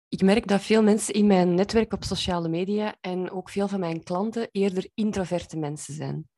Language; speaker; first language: Dutch; native; Dutch